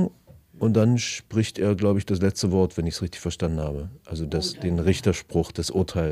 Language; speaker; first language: German; native; German